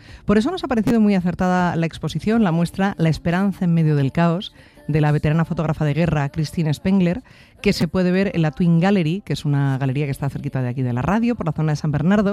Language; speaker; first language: Spanish; native; Spanish